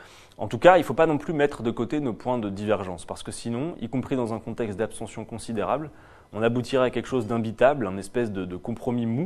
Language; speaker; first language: French; native; French